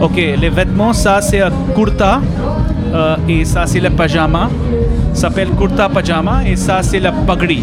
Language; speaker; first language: French; non-native, learner; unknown